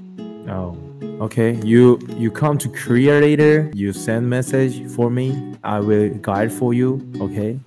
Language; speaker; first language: English; non-native, learner; Korean